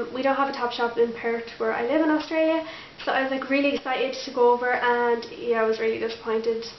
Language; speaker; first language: English; native; English